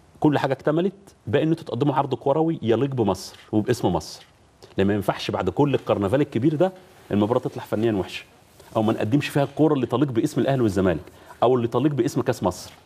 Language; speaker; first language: Arabic; native; Arabic